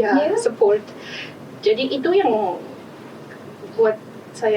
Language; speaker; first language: Indonesian; non-native, learner; Malagasy